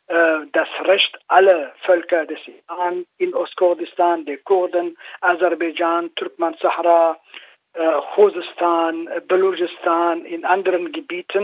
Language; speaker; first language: German; non-native, fluent; Kurdish